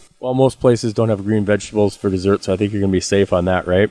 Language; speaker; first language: English; native; English